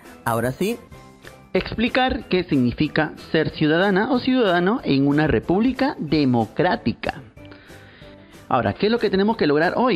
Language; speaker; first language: Spanish; native; Spanish